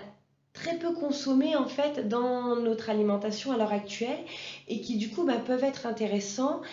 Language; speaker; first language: French; native; French